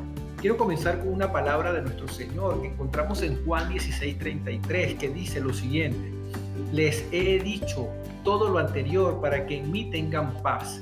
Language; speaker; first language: Spanish; native; Spanish